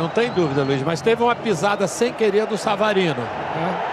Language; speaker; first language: Portuguese; native; Portuguese